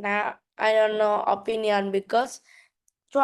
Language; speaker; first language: English; non-native, learner; Vietnamese